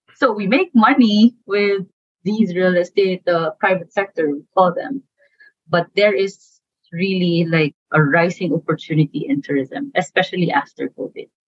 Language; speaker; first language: English; non-native, local second language; Cebuano